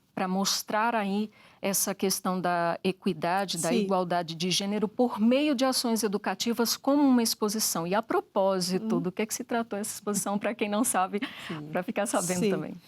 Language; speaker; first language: Portuguese; native; Portuguese